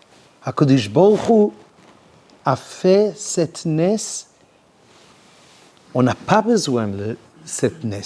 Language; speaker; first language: French; non-native, learner; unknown